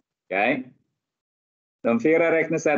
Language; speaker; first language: Swedish; non-native, fluent; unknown